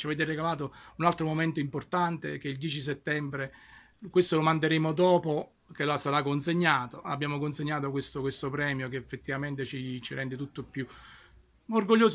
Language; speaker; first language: Italian; native; Italian